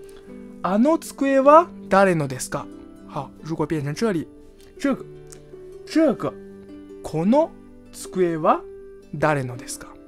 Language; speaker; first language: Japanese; non-native, fluent; Chinese